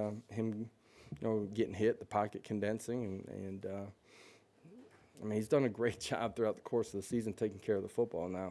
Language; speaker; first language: English; native; English